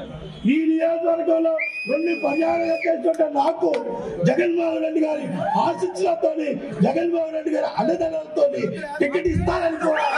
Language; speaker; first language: Telugu; native; Telugu